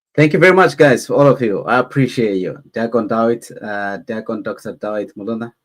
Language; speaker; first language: English; non-native, learner; Amharic